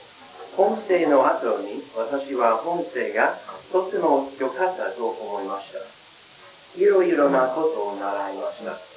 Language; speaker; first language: Japanese; non-native, learner; English